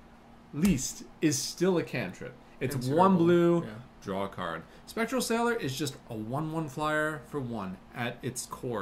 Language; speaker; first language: English; native; English